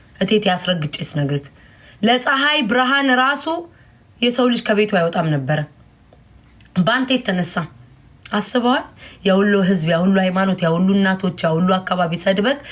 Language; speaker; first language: Amharic; native; Amharic